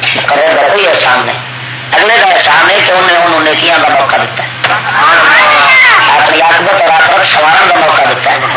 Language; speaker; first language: Urdu; non-native, local second language; Punjabi